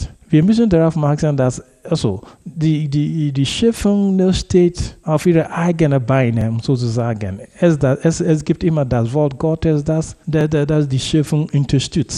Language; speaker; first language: German; non-native, fluent; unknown